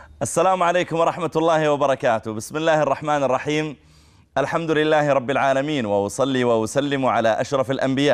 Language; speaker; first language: Arabic; native; Arabic